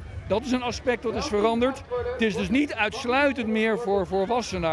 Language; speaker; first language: Dutch; native; Dutch